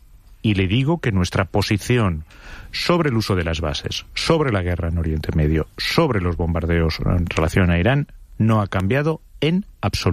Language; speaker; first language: Spanish; native; Spanish